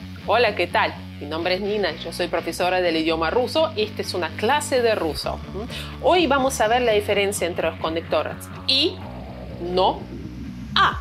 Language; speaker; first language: Spanish; non-native, fluent; Russian